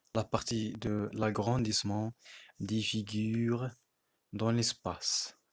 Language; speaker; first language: French; non-native, local second language; Arabic